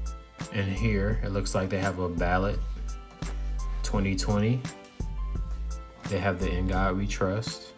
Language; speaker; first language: English; native; English